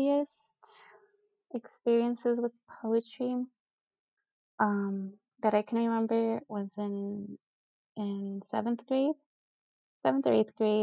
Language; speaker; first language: English; early bilingual, other home language; Spanish